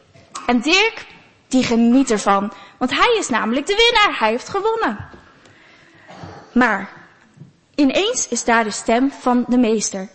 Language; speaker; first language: Dutch; native; Dutch